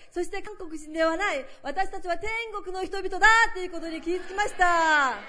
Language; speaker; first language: Japanese; non-native, fluent; Korean